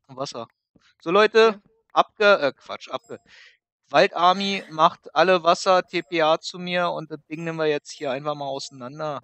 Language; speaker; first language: German; native; German